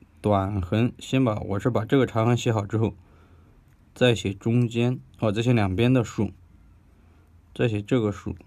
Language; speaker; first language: Chinese; native; Chinese